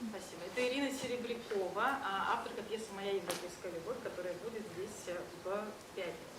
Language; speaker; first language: Russian; native; Russian